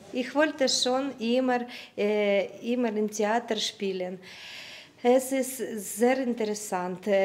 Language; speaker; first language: German; non-native, learner; Ukrainian